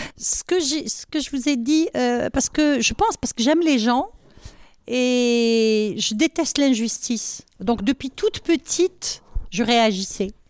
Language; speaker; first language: French; non-native, local second language; Arabic